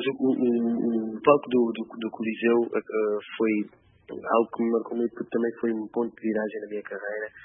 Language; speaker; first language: Portuguese; non-native, local second language; Kabuverdianu